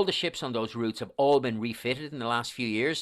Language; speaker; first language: English; native; English